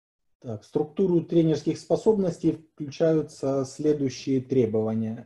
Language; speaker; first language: Russian; native; Russian